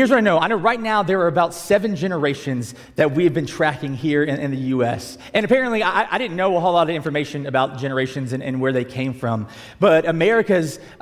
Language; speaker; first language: English; native; English